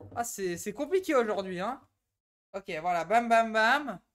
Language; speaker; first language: French; native; French